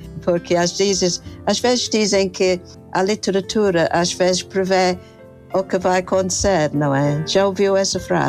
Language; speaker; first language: Portuguese; non-native, fluent; English